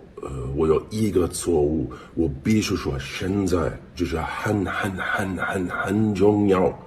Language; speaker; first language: Chinese; non-native, learner; English